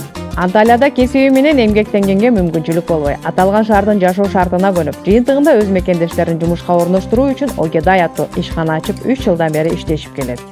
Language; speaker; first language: Kyrgyz; native; Kyrgyz